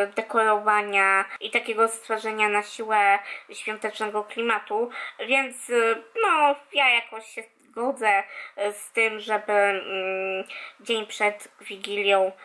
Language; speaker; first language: Polish; native; Polish